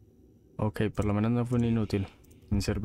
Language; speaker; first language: Spanish; native; Spanish